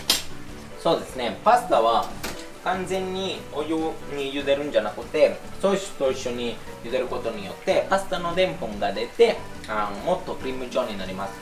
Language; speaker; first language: Japanese; non-native, fluent; Italian